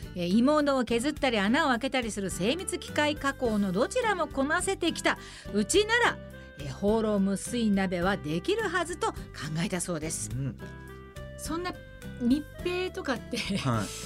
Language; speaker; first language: Japanese; native; Japanese